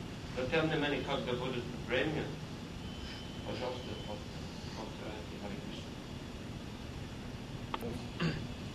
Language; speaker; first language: Russian; non-native, learner; English